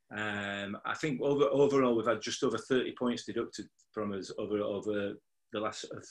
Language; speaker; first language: English; native; English